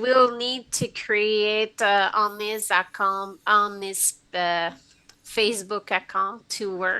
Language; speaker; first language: English; non-native, learner; French